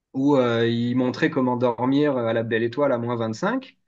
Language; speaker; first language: French; native; French